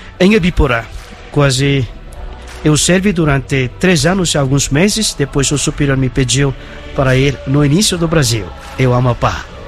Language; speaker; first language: Portuguese; non-native, fluent; Bangla